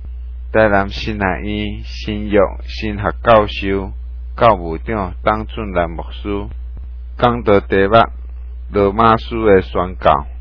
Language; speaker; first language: Chinese; native; Chinese